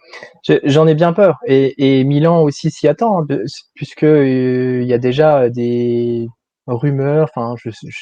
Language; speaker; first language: French; native; French